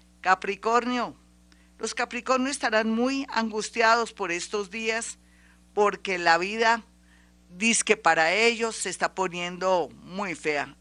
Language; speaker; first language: Spanish; native; Spanish